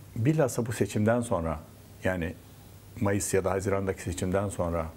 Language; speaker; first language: Turkish; native; Turkish